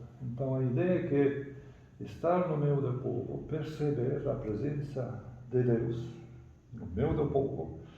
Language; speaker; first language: Portuguese; non-native, fluent; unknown